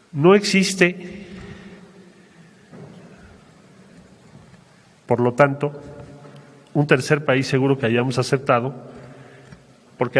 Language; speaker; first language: Spanish; native; Spanish